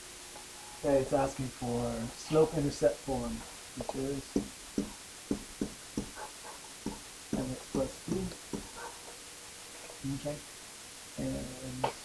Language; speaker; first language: English; native; English